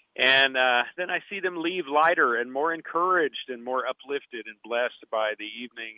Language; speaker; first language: English; native; English